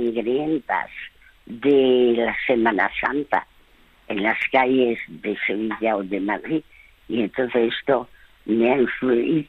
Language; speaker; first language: Spanish; early bilingual, other home language; French